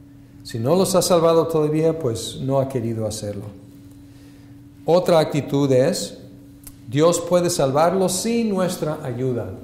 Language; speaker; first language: Spanish; non-native, fluent; English